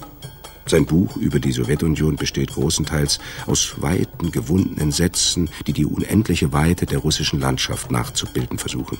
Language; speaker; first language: German; native; German